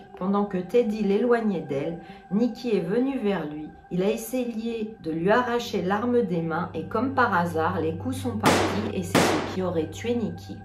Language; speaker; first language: French; native; French